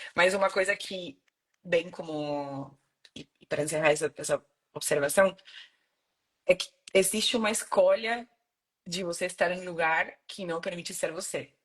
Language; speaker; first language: Portuguese; non-native, fluent; Spanish